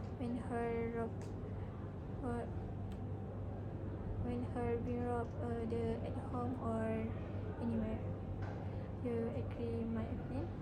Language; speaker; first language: English; non-native, learner; Malay